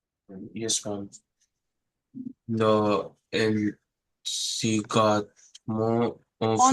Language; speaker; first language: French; non-native, learner; Hindi